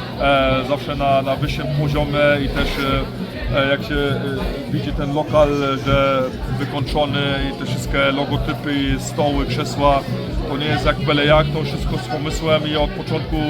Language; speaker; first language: Polish; early bilingual, heritage; Polish